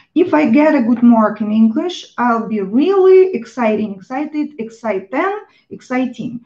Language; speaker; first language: English; non-native, fluent; Russian